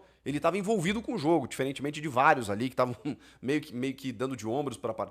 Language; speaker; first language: Portuguese; native; Portuguese